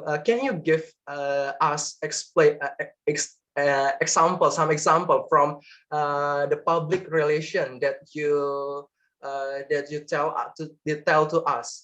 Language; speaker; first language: English; non-native, learner; Indonesian